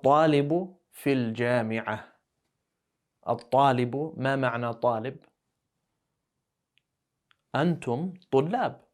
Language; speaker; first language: Arabic; non-native, fluent; English